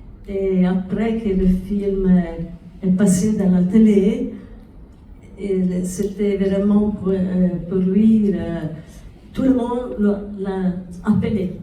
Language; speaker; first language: French; non-native, learner; Italian